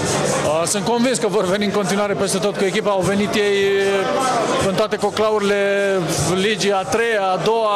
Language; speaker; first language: Romanian; native; Romanian